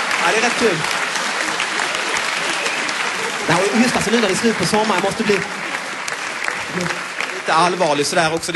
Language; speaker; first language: Swedish; native; Swedish